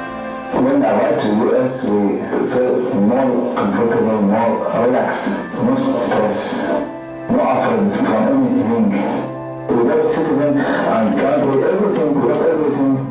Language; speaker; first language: English; non-native, learner; Arabic